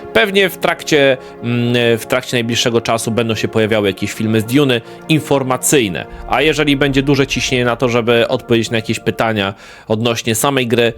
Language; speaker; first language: Polish; native; Polish